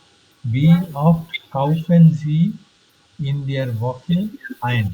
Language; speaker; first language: German; non-native, fluent; Bangla